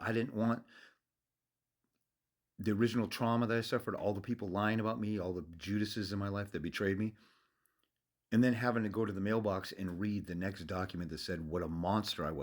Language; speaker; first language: English; native; English